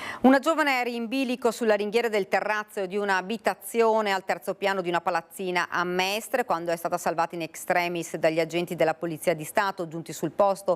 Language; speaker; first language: Italian; native; Italian